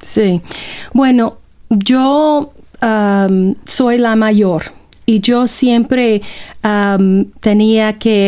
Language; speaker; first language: Spanish; non-native, fluent; English